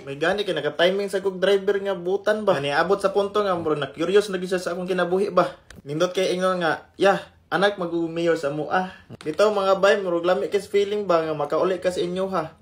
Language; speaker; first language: Cebuano; native; Cebuano